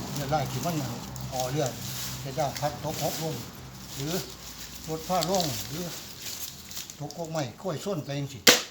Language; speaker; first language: Thai; native; Thai